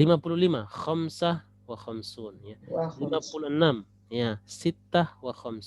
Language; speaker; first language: Arabic; non-native, fluent; Indonesian